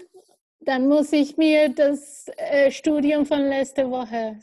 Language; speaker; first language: German; non-native, learner; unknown